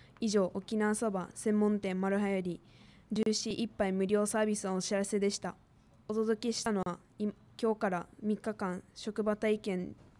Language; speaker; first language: Japanese; native; Japanese